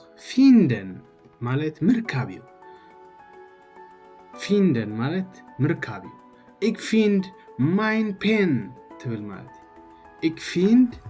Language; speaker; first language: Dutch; non-native, learner; Tigrinya